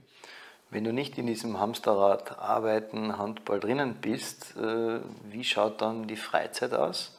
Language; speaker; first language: German; native; German